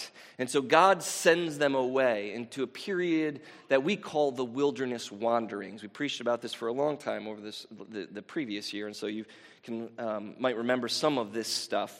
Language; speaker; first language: English; native; English